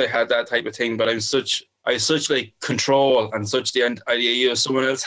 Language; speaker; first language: English; native; English